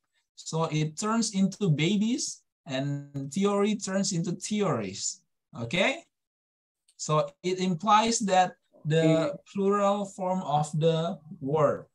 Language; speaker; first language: English; non-native, fluent; Indonesian